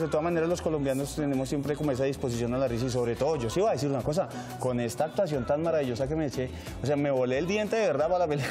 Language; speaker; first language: Spanish; native; Spanish